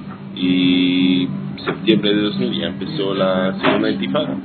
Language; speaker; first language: Spanish; non-native, fluent; Hebrew